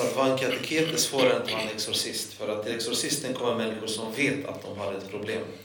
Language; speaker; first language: Swedish; non-native, fluent; Polish